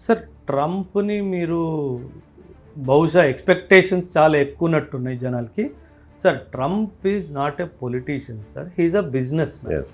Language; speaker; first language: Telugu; non-native, local second language; Punjabi